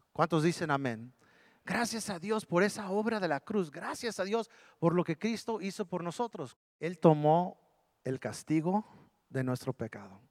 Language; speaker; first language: Spanish; early bilingual, heritage; Spanish